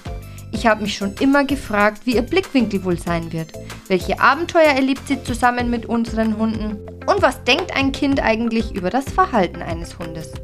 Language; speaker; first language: German; native; German